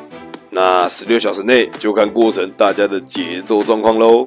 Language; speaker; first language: Chinese; native; Chinese